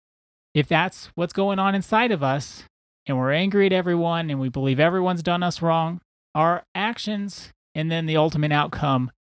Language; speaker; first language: English; native; English